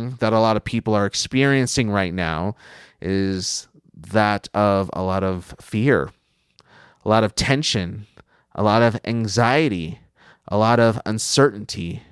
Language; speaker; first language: English; native; English